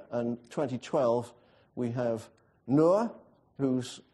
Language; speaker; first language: English; native; English